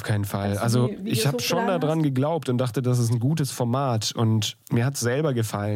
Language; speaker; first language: German; native; German